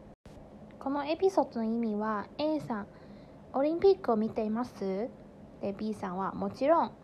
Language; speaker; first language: Japanese; non-native, fluent; Chinese